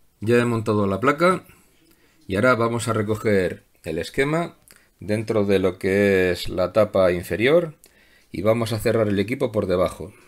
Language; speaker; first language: Spanish; native; Spanish